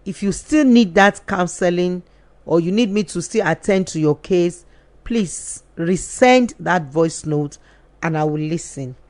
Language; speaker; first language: English; non-native, local second language; Yoruba